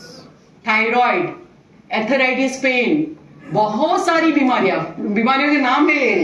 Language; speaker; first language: Hindi; native; Hindi